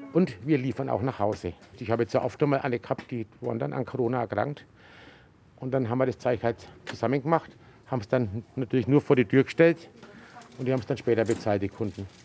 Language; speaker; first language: German; native; German